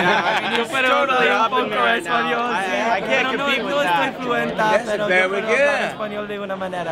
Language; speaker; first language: Spanish; non-native, learner; English